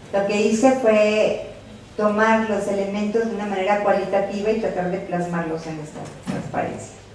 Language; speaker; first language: Spanish; native; Spanish